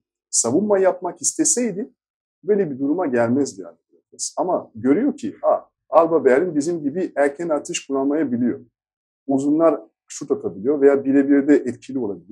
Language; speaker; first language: Turkish; non-native, fluent; French